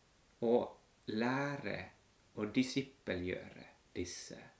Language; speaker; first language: Norwegian; non-native, fluent; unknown